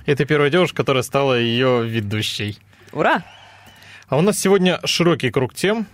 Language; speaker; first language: Russian; native; Russian